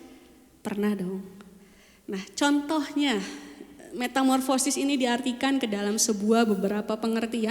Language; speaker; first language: Indonesian; native; Indonesian